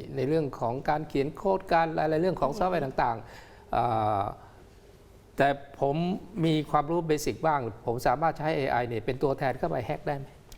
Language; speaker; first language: Thai; native; Thai